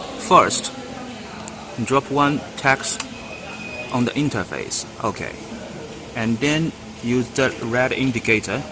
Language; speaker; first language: English; non-native, learner; Chinese